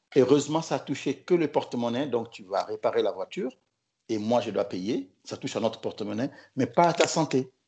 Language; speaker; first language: French; non-native, local second language; Lingala